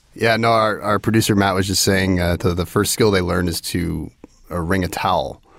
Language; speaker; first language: English; native; English